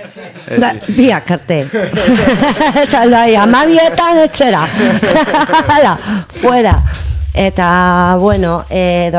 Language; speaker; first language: Basque; non-native, local second language; Spanish